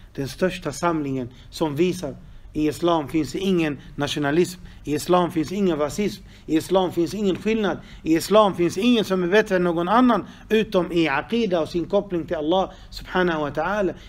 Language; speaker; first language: Swedish; non-native, fluent; Arabic